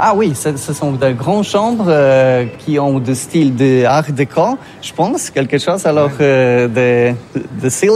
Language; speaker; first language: French; non-native, learner; Polish